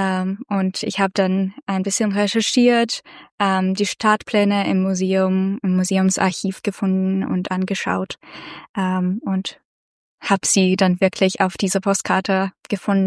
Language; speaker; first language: German; non-native, fluent; Russian